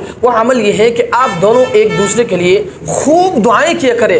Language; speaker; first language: Urdu; native; Urdu